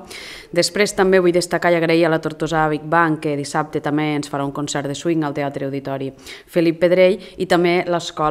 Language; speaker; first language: Catalan; native; Catalan